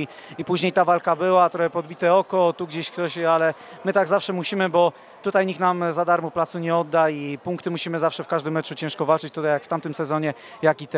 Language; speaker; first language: Polish; native; Polish